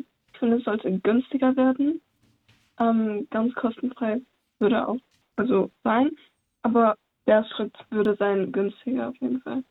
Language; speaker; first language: German; early bilingual, other home language; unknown